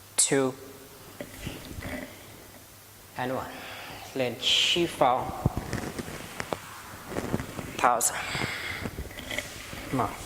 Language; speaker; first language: Vietnamese; non-native, learner; Hindi